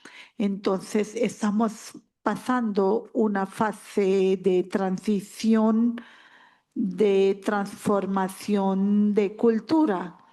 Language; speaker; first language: Spanish; non-native, learner; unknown